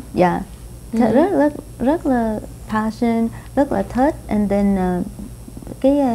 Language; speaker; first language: Vietnamese; non-native, fluent; Spanish